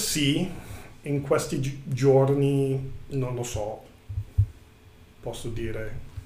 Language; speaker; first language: Italian; non-native, learner; English